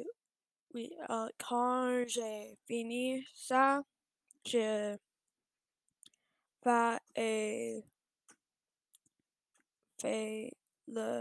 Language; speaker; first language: French; non-native, learner; English